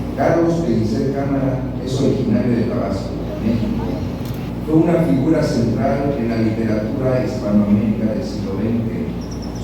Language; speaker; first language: Spanish; native; Spanish